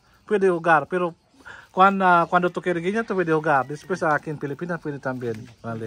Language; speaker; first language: Spanish; non-native, learner; Filipino